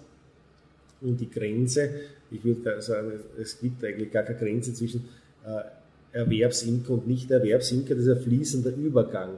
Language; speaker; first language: German; native; German